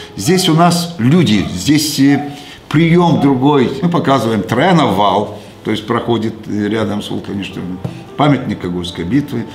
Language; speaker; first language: Russian; non-native, local second language; Gagauz